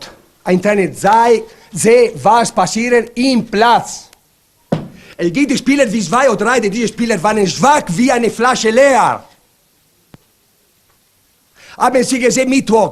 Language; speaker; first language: German; non-native, learner; Italian